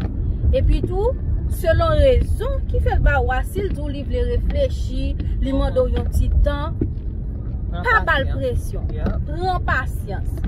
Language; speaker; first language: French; non-native, local second language; Haitian Creole